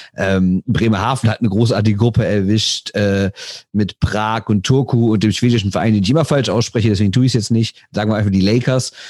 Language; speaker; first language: German; native; German